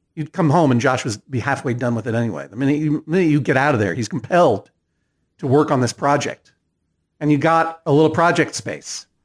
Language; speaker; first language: English; native; English